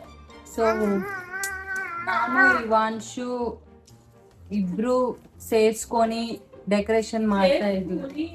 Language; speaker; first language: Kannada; non-native, learner; Telugu